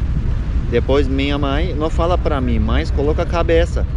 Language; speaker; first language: Portuguese; non-native, learner; Turkish